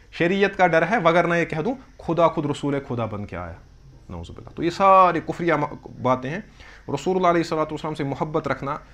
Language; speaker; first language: Urdu; non-native, local second language; Kashmiri